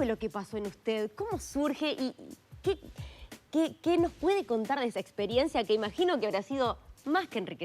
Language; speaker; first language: Spanish; native; Spanish